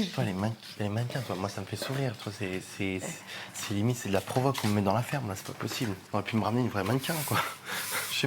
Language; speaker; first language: French; native; French